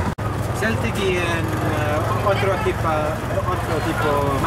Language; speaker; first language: Spanish; non-native, learner; English